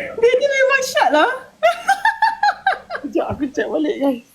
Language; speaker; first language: Malay; native; Malay